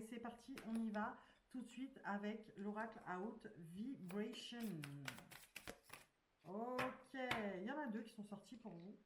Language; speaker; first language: French; native; French